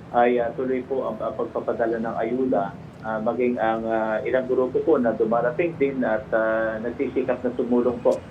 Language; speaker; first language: Filipino; native; Filipino